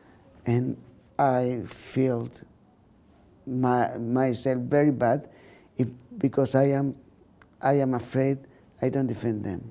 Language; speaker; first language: English; non-native, learner; Spanish